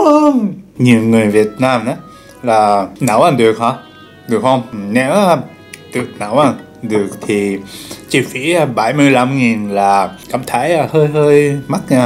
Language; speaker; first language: Vietnamese; non-native, learner; Japanese